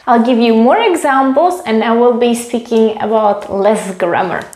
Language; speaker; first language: English; non-native, fluent; Czech